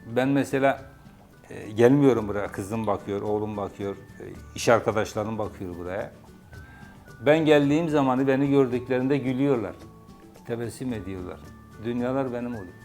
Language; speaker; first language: Turkish; native; Turkish